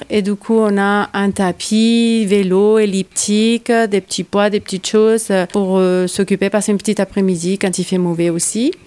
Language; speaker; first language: French; non-native, fluent; Spanish